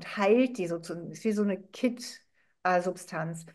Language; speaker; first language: German; non-native, fluent; Arabic